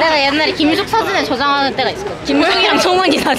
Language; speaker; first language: Korean; native; Korean